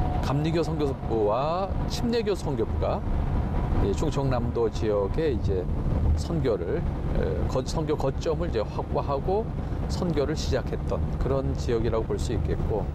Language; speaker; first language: Korean; native; Korean